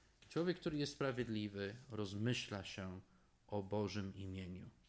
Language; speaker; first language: Polish; non-native, fluent; English